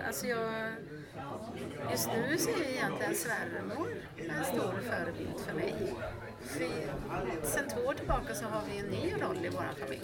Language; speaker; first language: Swedish; native; Swedish